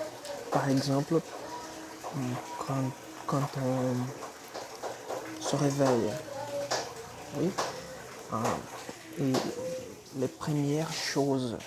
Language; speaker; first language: French; non-native, fluent; Portuguese